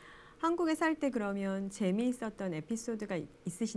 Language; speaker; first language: Korean; native; Korean